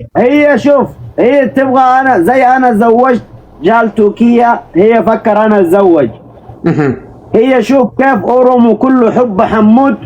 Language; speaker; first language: Arabic; non-native, learner; Oromo